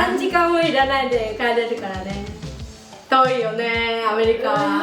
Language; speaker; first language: Japanese; non-native, fluent; Chinese